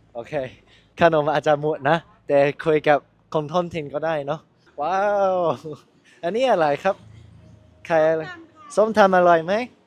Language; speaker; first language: Thai; non-native, learner; Cantonese